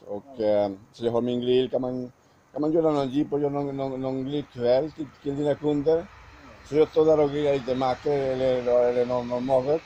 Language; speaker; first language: Swedish; non-native, learner; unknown